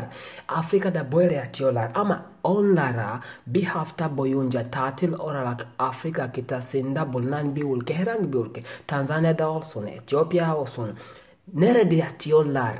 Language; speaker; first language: Turkish; non-native, learner; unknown